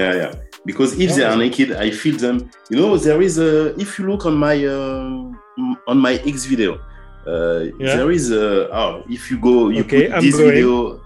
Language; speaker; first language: English; non-native, learner; French